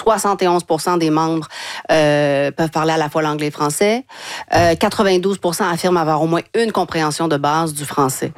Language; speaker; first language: French; native; French